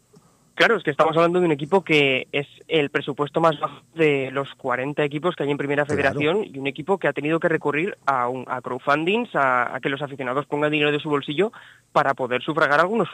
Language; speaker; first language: Spanish; native; Spanish